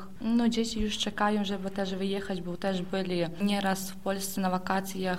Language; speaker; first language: Polish; non-native, fluent; Ukrainian